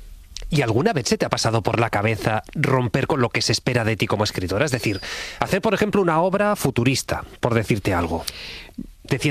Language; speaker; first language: Spanish; native; Spanish